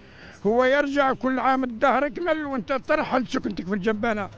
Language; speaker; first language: Arabic; native; Arabic